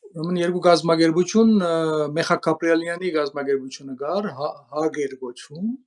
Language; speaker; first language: Armenian; early bilingual, heritage; Armenian